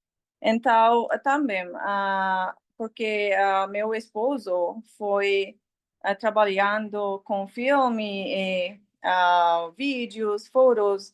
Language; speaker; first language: Portuguese; non-native, learner; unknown